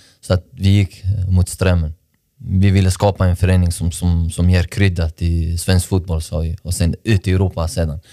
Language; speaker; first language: Swedish; early bilingual, other home language; Persian